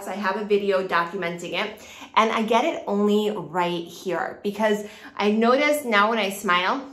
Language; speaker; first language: English; native; English